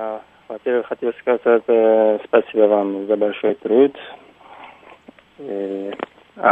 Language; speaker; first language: Russian; non-native, fluent; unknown